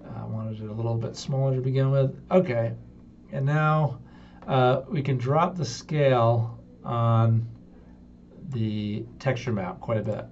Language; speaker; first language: English; native; English